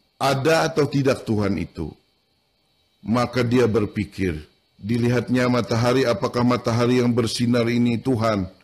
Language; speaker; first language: Indonesian; non-native, local second language; Banjar